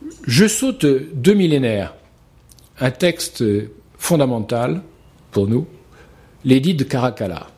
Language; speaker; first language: French; native; French